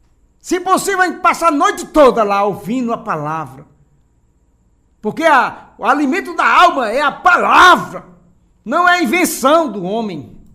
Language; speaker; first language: Portuguese; native; Portuguese